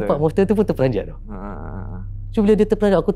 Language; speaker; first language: Malay; native; Malay